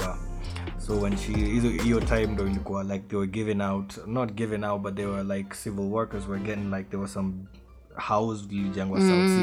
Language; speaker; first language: English; non-native, local second language; Swahili